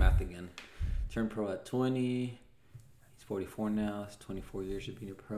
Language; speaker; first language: English; non-native, fluent; Spanish